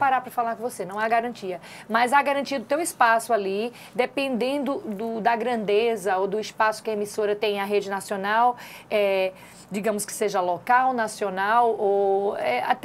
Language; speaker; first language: Portuguese; native; Portuguese